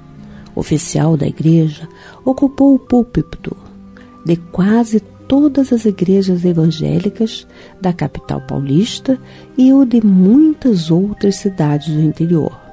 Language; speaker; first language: Portuguese; native; Portuguese